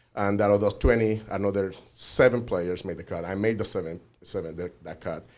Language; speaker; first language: English; non-native, fluent; Spanish